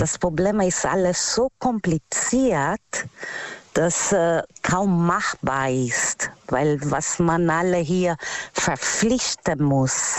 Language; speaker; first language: German; non-native, learner; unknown